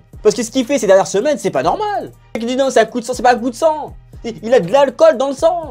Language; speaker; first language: French; native; French